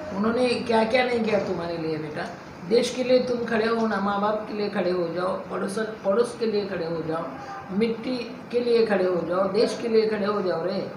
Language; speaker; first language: Hindi; non-native, local second language; Marathi